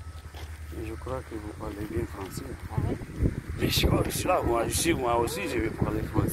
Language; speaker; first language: French; non-native, local second language; Fula